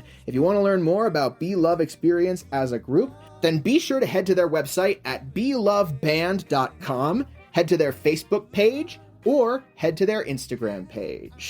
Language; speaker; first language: English; native; English